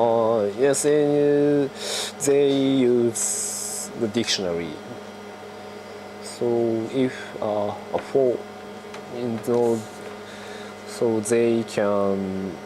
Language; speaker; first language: English; non-native, learner; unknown